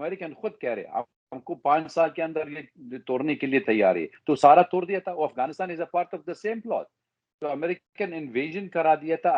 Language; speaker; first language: Hindi; non-native, fluent; Arabic